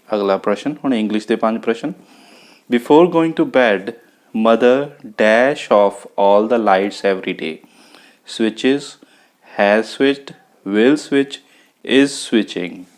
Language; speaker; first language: Hindi; non-native, local second language; Punjabi